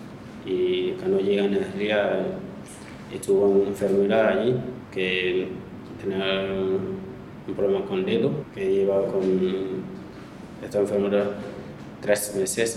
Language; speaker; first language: Spanish; non-native, learner; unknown